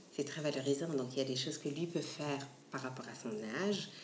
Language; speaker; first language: French; native; French